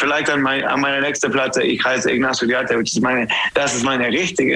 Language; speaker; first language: German; non-native, learner; English